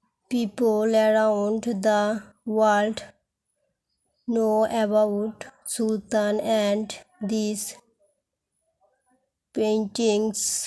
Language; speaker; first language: English; non-native, local second language; Bangla